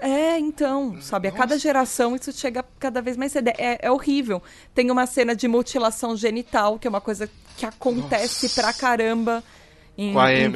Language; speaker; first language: Portuguese; native; Portuguese